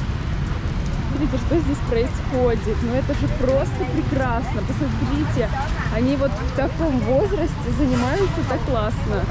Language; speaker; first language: Russian; native; Russian